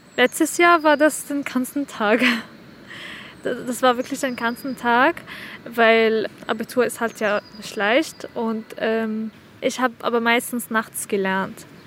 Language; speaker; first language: German; non-native, fluent; Arabic